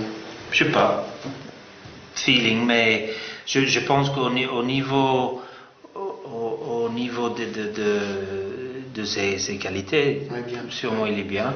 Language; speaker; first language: French; non-native, fluent; English